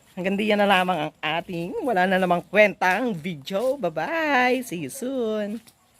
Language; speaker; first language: Filipino; native; Filipino